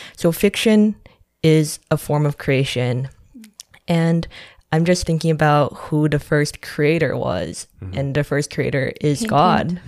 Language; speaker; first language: English; non-native, fluent; Chinese